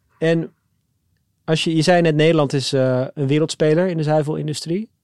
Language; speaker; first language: Dutch; native; Dutch